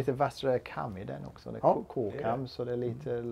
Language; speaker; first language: Swedish; non-native, learner; English